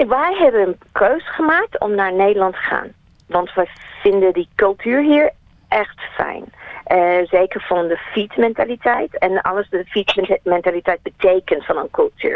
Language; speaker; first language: Dutch; non-native, fluent; English